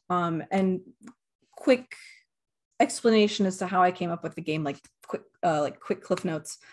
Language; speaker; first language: English; native; English